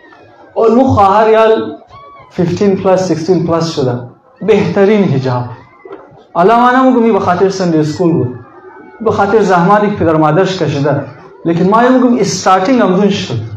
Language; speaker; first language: Persian; native; Persian